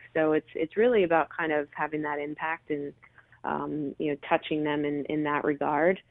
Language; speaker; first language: English; native; English